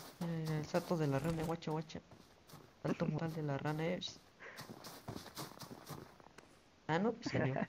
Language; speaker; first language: Spanish; native; Spanish